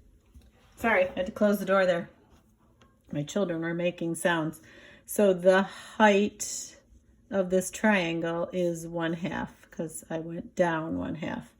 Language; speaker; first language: English; native; English